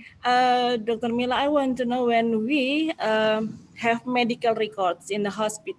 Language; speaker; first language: English; non-native, fluent; Indonesian